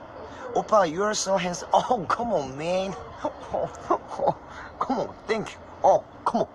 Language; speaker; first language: English; non-native, learner; Korean